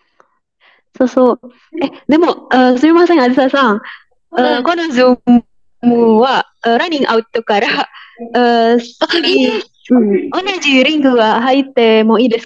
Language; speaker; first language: Japanese; non-native, learner; Indonesian